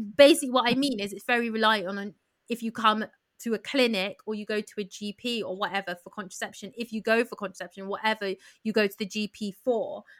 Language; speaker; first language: English; early bilingual, other home language; Yoruba